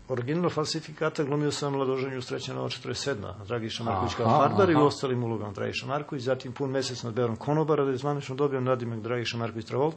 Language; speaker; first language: Serbian; native; Serbian